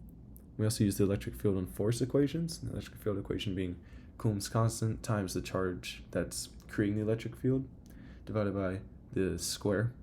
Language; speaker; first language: English; native; English